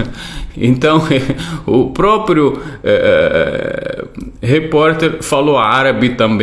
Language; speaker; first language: Portuguese; non-native, fluent; Arabic